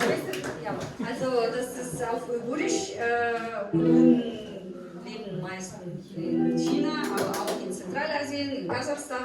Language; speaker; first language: German; non-native, fluent; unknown